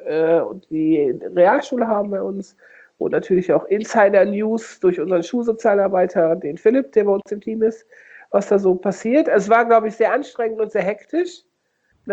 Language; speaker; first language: German; native; German